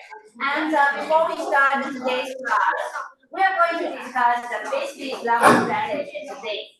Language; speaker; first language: English; non-native, fluent; Chinese